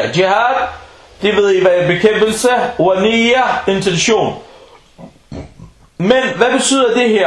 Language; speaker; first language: Danish; early bilingual, other home language; Urdu